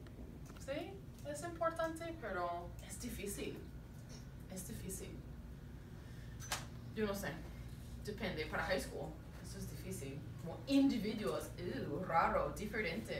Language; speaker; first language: Spanish; non-native, fluent; English